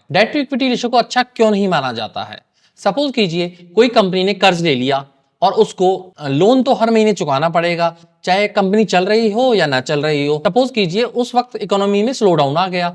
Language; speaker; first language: Hindi; native; Hindi